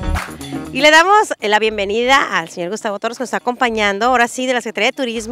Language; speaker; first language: Spanish; native; Spanish